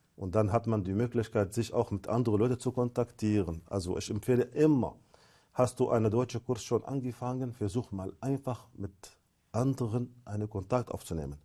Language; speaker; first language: German; non-native, fluent; Arabic